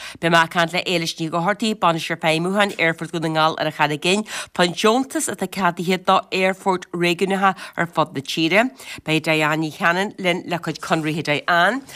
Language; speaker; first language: Irish; native; Irish